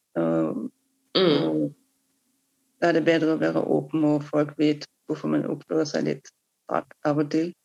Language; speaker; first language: Norwegian; non-native, fluent; German